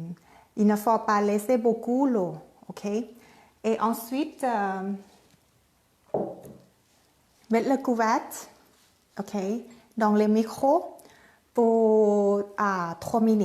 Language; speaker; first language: French; non-native, learner; Thai